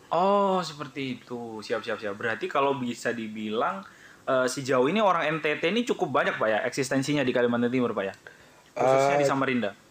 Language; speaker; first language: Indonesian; native; Indonesian